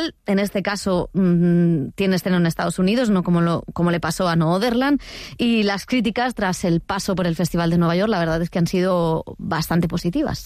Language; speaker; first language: Spanish; native; Spanish